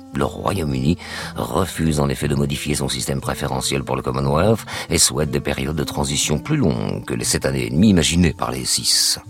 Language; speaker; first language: French; native; French